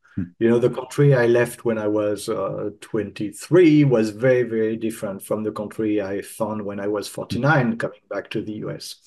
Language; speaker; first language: English; non-native, fluent; French